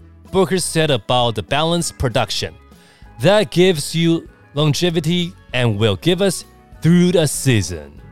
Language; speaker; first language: English; non-native, fluent; Chinese